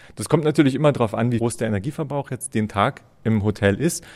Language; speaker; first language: German; native; German